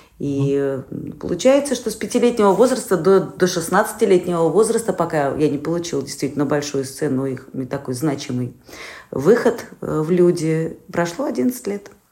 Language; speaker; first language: Russian; native; Russian